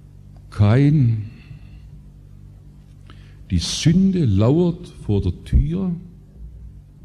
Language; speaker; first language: German; native; German